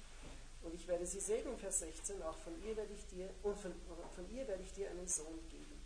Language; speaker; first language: German; native; German